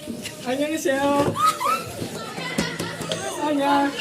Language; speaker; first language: Korean; non-native, learner; Indonesian